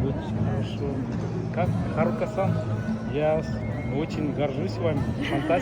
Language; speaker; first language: Russian; non-native, local second language; Kyrgyz